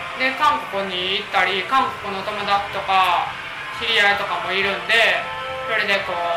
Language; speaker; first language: Japanese; native; Japanese